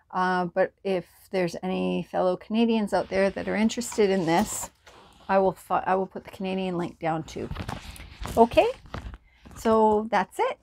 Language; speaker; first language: English; native; English